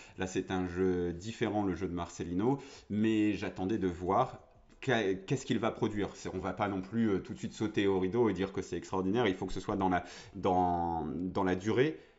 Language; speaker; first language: French; native; French